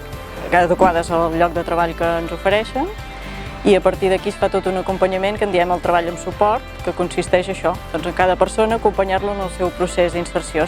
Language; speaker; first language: Catalan; native; Catalan